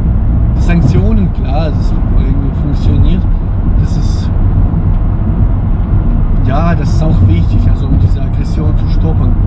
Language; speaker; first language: German; non-native, fluent; Ukrainian